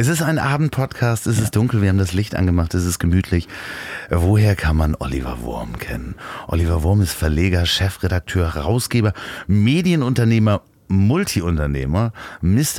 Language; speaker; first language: German; native; German